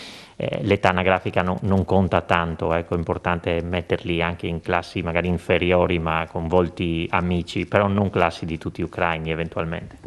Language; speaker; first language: Italian; native; Italian